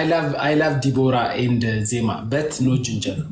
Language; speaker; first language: English; non-native, learner; Amharic